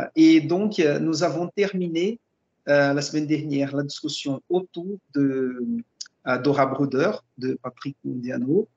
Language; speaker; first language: French; non-native, fluent; Portuguese